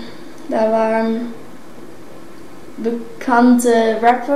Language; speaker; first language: German; non-native, learner; Dutch